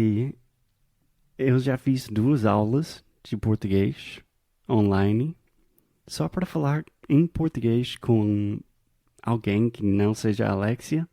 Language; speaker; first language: Portuguese; non-native, fluent; English